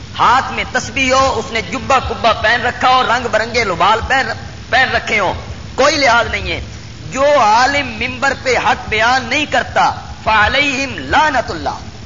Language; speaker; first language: Urdu; non-native, local second language; Punjabi